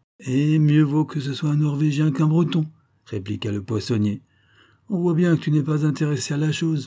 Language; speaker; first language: French; native; French